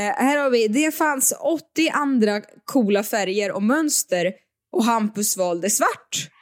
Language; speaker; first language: Swedish; native; Swedish